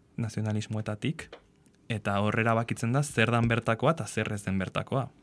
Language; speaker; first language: Basque; non-native, local second language; Spanish